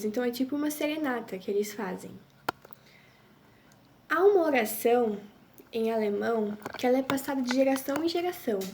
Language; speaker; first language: Portuguese; non-native, local second language; German